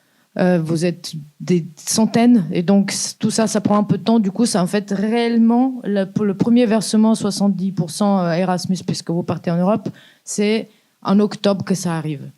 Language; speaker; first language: French; native; French